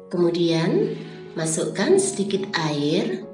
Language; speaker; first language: Indonesian; native; Indonesian